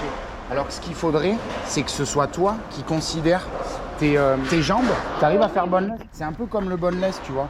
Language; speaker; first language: French; native; French